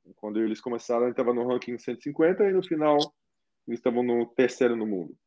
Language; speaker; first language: Portuguese; non-native, fluent; German